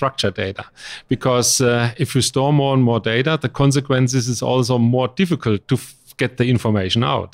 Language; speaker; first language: English; non-native, fluent; German